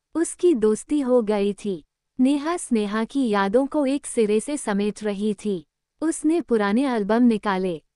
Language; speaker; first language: Hindi; native; Hindi